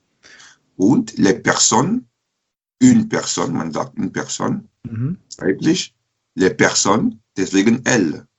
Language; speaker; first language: French; non-native, fluent; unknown